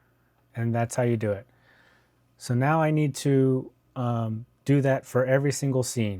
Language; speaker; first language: English; native; English